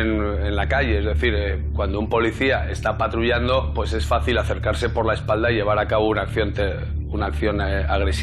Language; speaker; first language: Spanish; native; Spanish